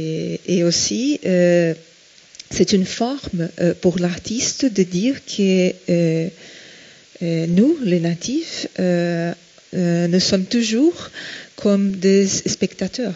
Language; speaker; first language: French; non-native, fluent; Portuguese